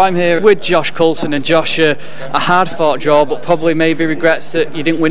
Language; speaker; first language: English; native; English